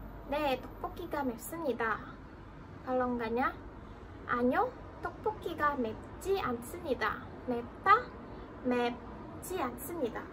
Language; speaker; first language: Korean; non-native, fluent; Indonesian